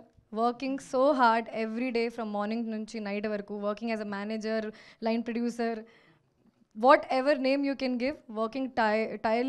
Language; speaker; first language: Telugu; non-native, fluent; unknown